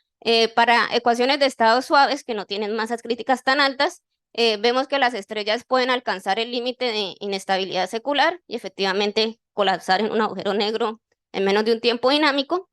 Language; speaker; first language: Spanish; native; Spanish